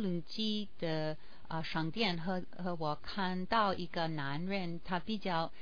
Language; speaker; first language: Chinese; non-native, learner; English